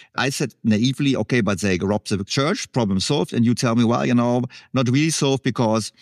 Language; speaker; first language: English; non-native, fluent; German